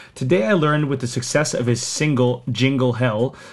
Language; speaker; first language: English; native; English